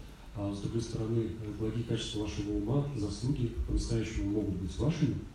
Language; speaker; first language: Russian; native; Russian